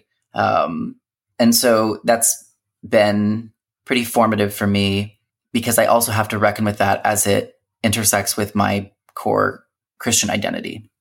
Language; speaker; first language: English; native; English